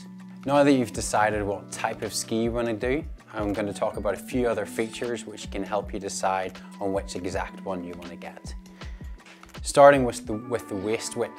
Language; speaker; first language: English; native; English